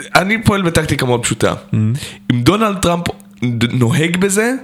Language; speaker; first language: Hebrew; native; Hebrew